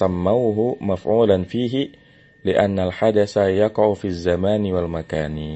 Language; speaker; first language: Arabic; non-native, fluent; Indonesian